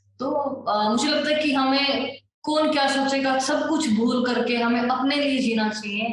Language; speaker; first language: Hindi; native; Hindi